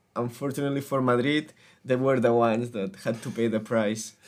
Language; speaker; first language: English; non-native, fluent; Spanish